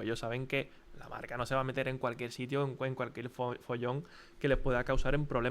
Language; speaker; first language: Spanish; native; Spanish